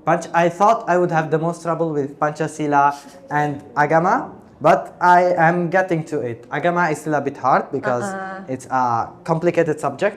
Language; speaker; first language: English; non-native, fluent; Italian